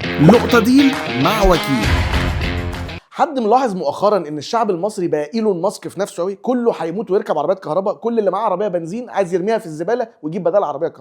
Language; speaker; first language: Arabic; native; Arabic